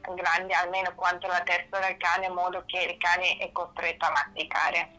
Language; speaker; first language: Italian; non-native, fluent; German